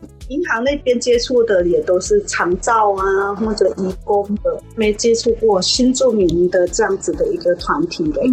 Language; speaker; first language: Chinese; non-native, fluent; Thai